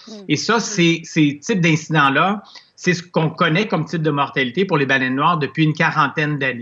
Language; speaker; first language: French; native; French